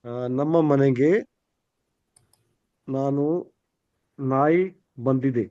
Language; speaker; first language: Kannada; non-native, learner; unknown